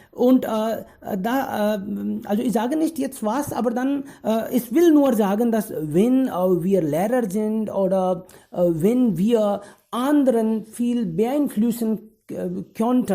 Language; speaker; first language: German; non-native, fluent; Hindi